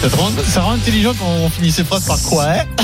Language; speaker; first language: French; native; French